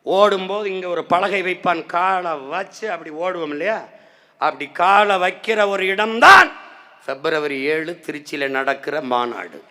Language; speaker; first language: Tamil; native; Tamil